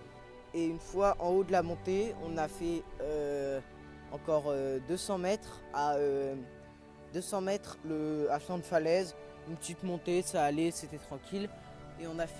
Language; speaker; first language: French; native; French